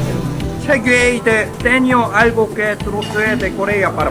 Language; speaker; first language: Portuguese; non-native, learner; Korean